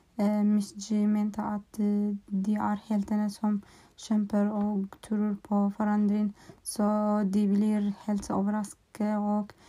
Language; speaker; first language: Swedish; non-native, learner; Norwegian